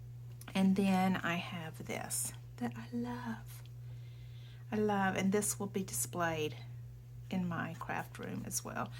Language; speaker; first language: English; native; English